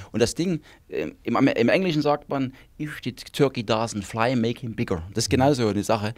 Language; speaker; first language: German; native; German